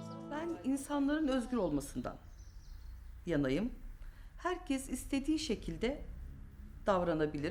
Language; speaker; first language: Turkish; native; Turkish